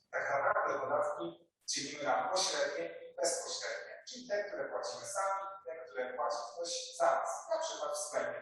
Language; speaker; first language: Polish; native; Polish